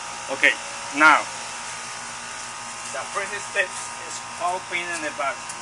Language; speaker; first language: English; non-native, learner; Spanish